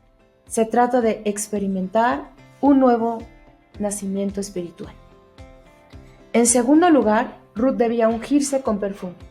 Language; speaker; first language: Spanish; native; Spanish